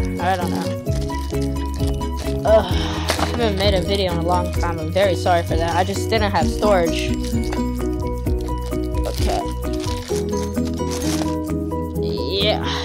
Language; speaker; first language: English; native; English